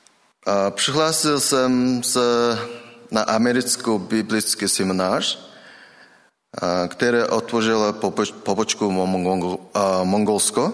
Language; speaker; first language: Czech; non-native, learner; Mongolian